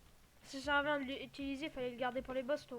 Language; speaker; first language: French; native; French